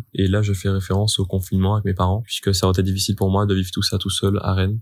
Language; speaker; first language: French; native; French